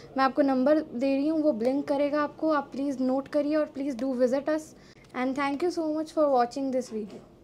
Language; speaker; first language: Hindi; non-native, local second language; Punjabi